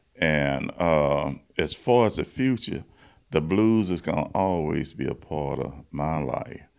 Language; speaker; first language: English; native; English